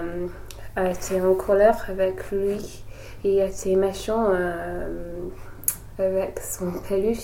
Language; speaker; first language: French; non-native, learner; English